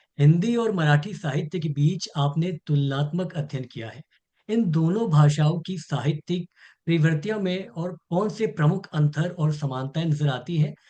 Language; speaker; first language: Hindi; native; Hindi